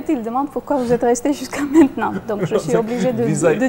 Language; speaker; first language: French; non-native, fluent; Armenian